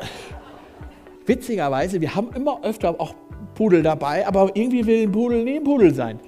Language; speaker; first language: German; native; German